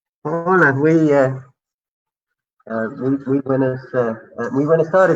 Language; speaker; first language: Spanish; non-native, fluent; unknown